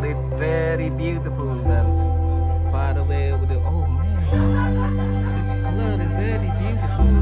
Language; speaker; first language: English; non-native, learner; Vietnamese